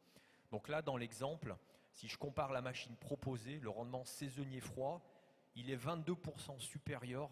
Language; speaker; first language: French; native; French